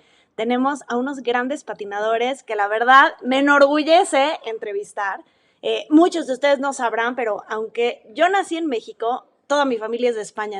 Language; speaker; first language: Spanish; native; Spanish